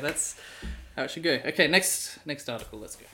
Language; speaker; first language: English; native; English